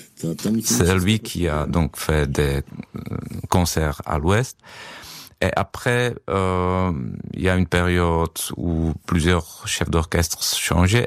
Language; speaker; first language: French; non-native, fluent; Czech